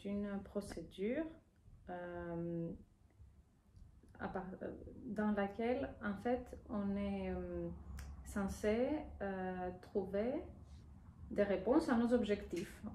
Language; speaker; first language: French; non-native, fluent; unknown